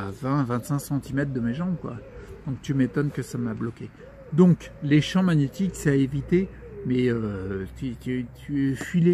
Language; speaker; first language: French; native; French